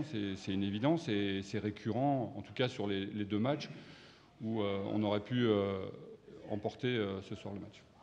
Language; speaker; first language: French; native; French